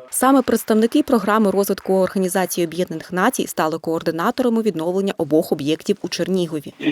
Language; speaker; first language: Ukrainian; native; Ukrainian